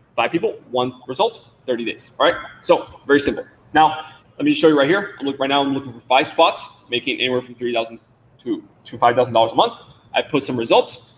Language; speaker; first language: English; non-native, fluent; Spanish